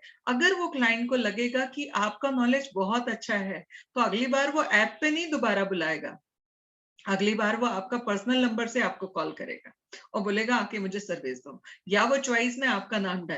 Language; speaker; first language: Hindi; native; Hindi